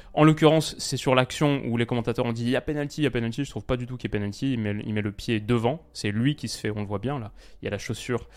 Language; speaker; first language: French; native; French